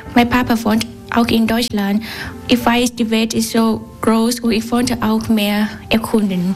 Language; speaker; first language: German; non-native, learner; Vietnamese